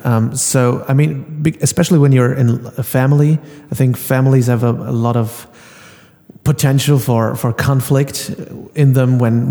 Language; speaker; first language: English; non-native, fluent; German